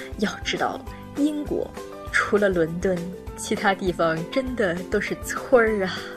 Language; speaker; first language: Chinese; native; Chinese